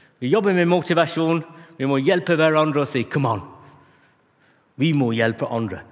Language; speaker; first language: Norwegian; non-native, fluent; English